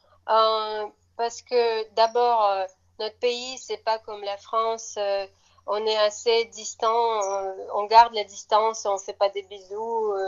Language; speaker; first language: French; non-native, fluent; Russian